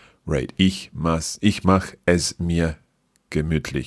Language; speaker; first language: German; non-native, fluent; English